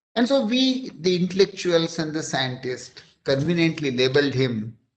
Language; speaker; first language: English; non-native, local second language; Marathi